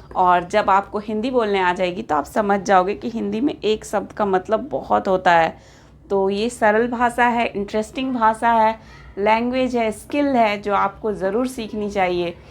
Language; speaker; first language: Hindi; native; Hindi